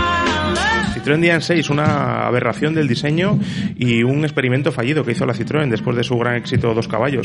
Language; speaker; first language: Spanish; native; Spanish